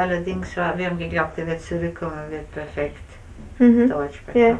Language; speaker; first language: German; native; German